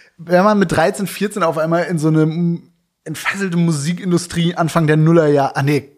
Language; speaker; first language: German; native; German